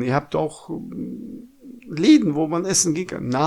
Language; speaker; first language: German; non-native, fluent; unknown